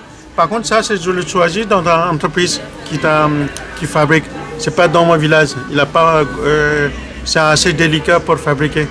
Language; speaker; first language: French; non-native, learner; Nepali